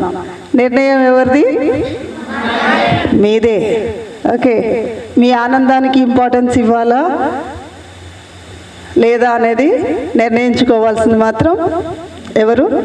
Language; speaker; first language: Telugu; native; Telugu